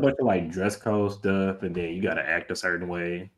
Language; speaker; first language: English; native; English